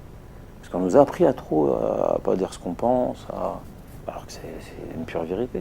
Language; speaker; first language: French; native; French